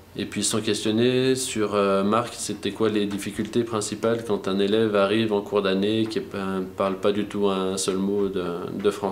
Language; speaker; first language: French; native; French